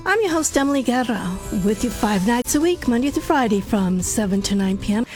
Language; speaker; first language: English; native; English